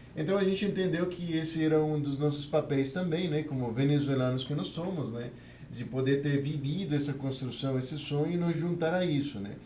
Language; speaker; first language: Portuguese; non-native, fluent; Spanish